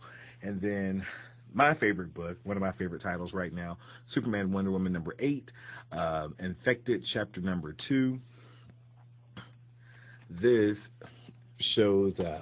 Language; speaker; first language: English; native; English